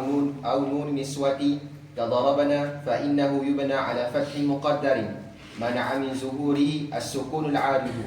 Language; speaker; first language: Arabic; non-native, learner; Malay